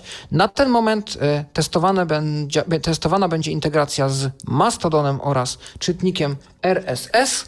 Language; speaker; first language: Polish; native; Polish